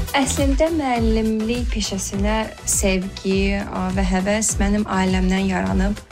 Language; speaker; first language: Azerbaijani; early bilingual, heritage; Azerbaijani